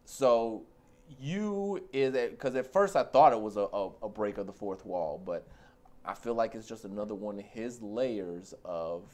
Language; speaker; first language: English; native; English